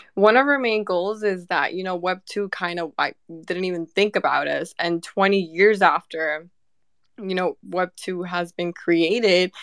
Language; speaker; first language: English; early bilingual, other home language; Spanish